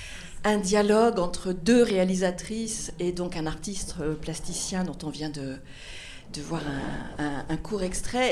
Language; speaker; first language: French; native; French